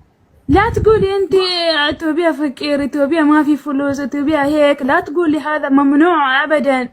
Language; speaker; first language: Arabic; non-native, learner; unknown